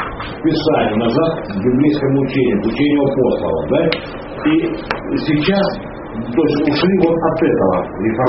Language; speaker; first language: Russian; native; Russian